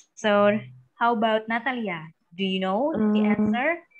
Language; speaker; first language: English; non-native, fluent; Indonesian